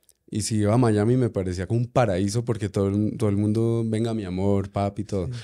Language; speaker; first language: Spanish; early bilingual, other home language; English